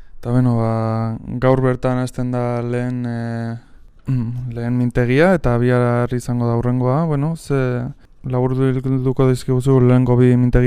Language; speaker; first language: Basque; native; Basque